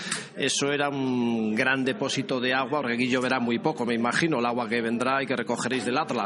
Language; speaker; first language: Spanish; native; Spanish